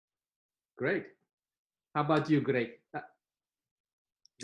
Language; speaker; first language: English; non-native, fluent; Indonesian